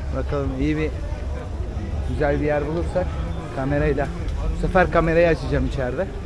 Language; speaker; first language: Turkish; early bilingual, heritage; Turkish